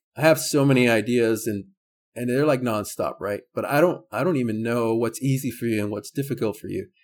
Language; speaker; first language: English; native; English